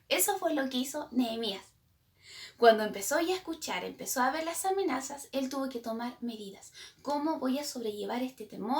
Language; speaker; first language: Spanish; native; Spanish